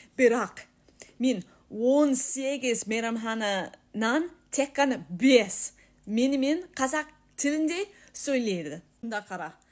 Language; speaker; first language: Kazakh; non-native, learner; English